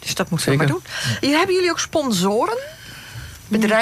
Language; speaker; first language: Dutch; native; Dutch